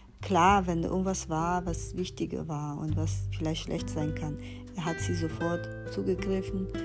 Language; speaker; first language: German; non-native, fluent; Portuguese